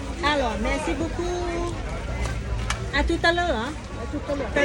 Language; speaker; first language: French; non-native, learner; Thai